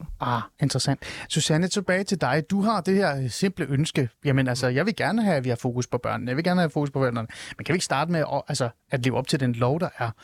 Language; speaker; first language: Danish; early bilingual, other home language; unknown